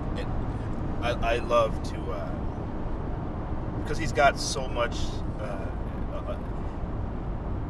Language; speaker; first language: English; native; English